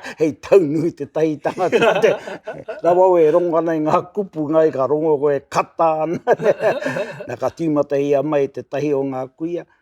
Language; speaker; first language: Māori; native; Māori